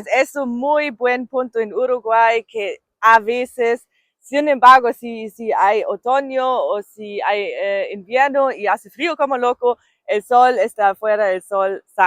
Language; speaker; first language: Spanish; non-native, fluent; German